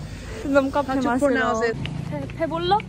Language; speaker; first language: Korean; non-native, learner; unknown